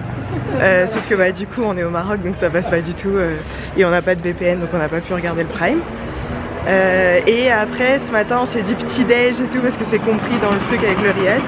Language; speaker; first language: French; native; French